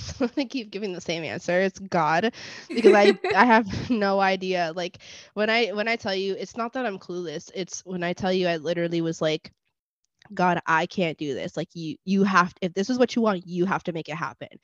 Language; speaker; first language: English; non-native, fluent; Spanish